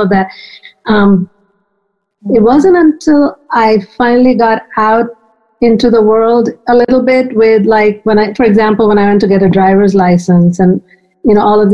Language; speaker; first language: English; non-native, local second language; Hindi